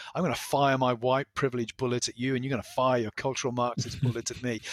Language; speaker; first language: English; native; English